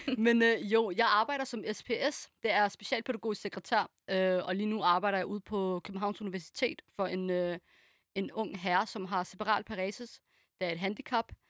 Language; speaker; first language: Danish; early bilingual, other home language; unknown